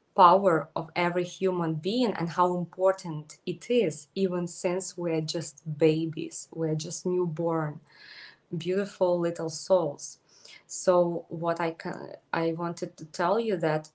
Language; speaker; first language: English; non-native, fluent; Ukrainian